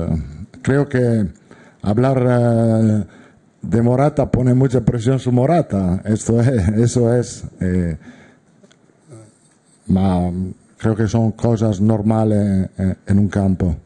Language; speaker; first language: Spanish; non-native, fluent; Italian